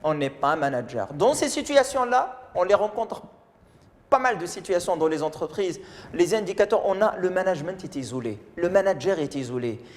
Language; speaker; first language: French; non-native, local second language; Arabic